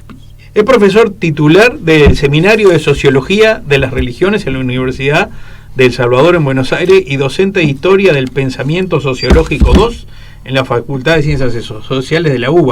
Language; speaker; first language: Spanish; native; Spanish